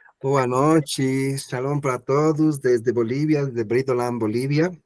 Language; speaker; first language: Portuguese; non-native, learner; Spanish